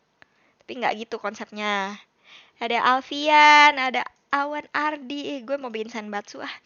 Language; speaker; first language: Indonesian; native; Indonesian